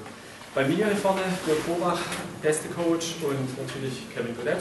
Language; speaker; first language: German; native; German